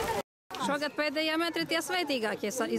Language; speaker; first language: Latvian; native; Latvian